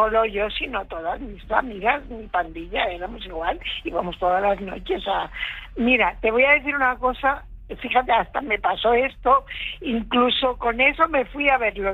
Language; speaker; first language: Spanish; native; Spanish